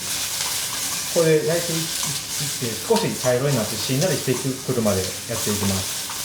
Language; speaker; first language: Japanese; native; Japanese